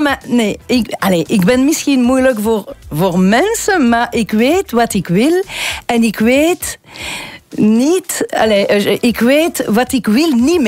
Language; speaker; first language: Dutch; non-native, local second language; French